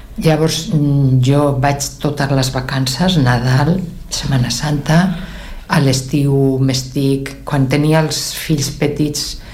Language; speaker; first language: Catalan; non-native, local second language; Spanish